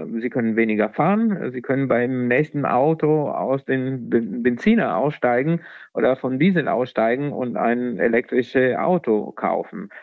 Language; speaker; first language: German; non-native, fluent; Italian